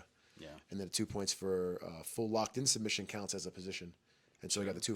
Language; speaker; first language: English; native; English